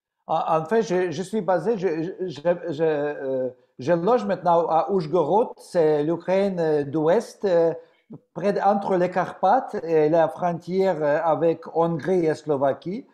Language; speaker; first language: French; non-native, fluent; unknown